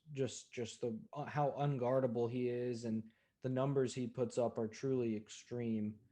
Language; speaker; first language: English; native; English